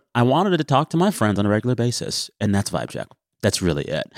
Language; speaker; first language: English; native; English